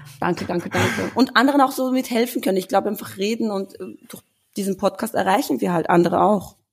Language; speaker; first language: German; early bilingual, other home language; Albanian